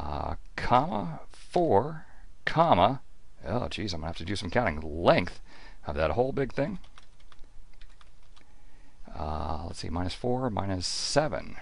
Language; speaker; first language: English; native; English